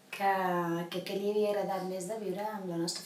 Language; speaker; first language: Catalan; native; Catalan